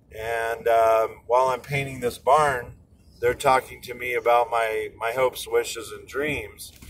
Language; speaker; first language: English; native; English